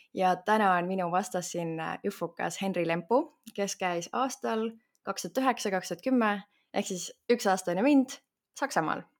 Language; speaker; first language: Estonian; native; Estonian